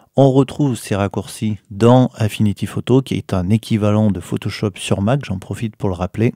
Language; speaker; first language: French; native; French